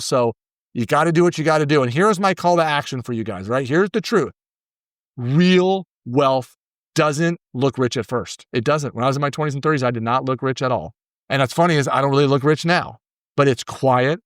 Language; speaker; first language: English; native; English